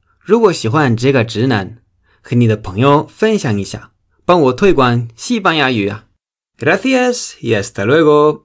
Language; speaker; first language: Chinese; non-native, fluent; Spanish